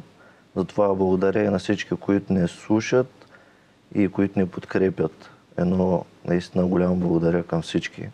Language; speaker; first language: Bulgarian; native; Bulgarian